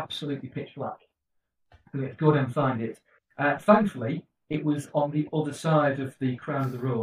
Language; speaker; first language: English; native; English